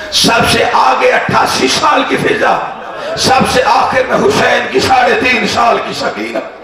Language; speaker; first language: Urdu; non-native, local second language; Punjabi